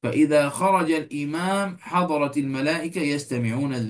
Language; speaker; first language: Arabic; non-native, fluent; Malay